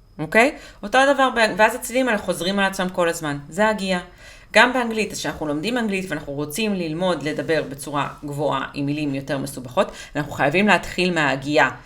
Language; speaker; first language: Hebrew; native; Hebrew